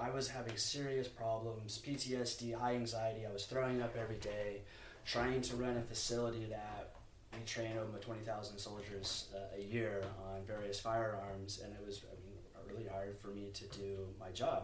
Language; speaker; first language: English; native; English